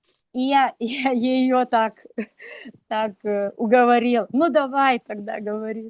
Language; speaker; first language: Russian; non-native, local second language; Lithuanian